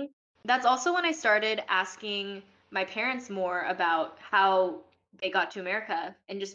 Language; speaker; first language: English; early bilingual, other home language; Korean